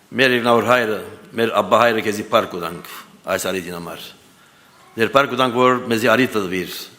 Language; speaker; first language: Armenian; early bilingual, heritage; Armenian